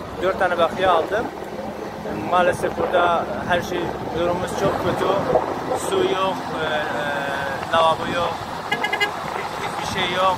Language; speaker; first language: Turkish; non-native, learner; Persian